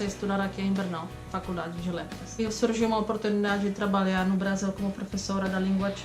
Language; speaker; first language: Portuguese; non-native, fluent; Czech